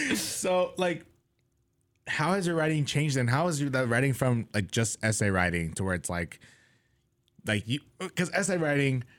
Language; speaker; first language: English; native; English